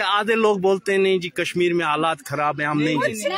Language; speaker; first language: Hindi; non-native, local second language; Kashmiri